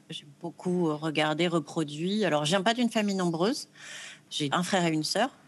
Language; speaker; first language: French; early bilingual, other home language; Arabic